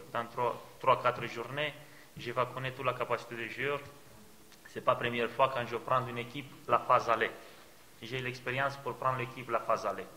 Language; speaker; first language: French; non-native, fluent; Romanian